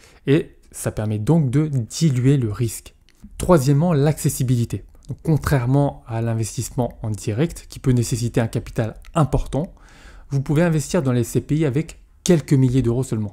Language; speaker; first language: French; native; French